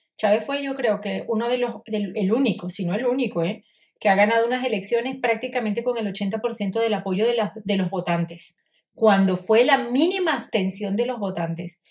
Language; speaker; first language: Spanish; native; Spanish